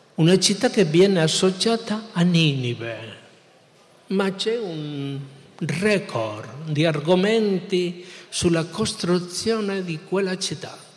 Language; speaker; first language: Italian; non-native, fluent; Spanish